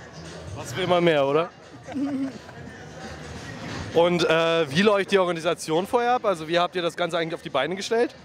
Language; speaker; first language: German; native; German